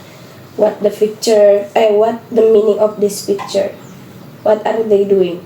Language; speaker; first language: English; non-native, learner; Indonesian